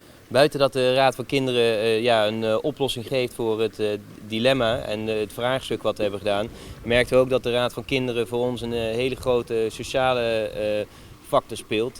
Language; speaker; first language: Dutch; native; Dutch